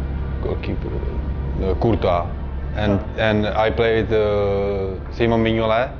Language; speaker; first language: English; non-native, learner; Czech